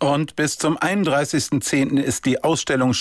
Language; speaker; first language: German; native; German